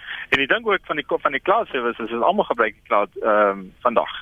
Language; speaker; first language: Afrikaans; non-native, local second language; English